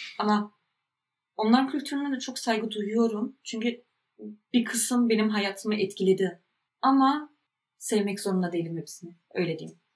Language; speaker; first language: Turkish; early bilingual, heritage; Turkish